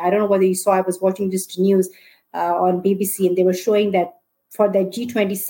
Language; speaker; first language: English; non-native, local second language; Urdu